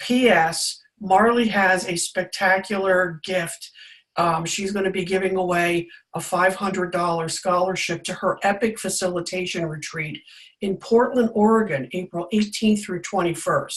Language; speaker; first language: English; native; English